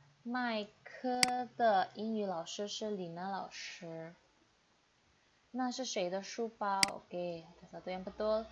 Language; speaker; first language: Chinese; non-native, fluent; Indonesian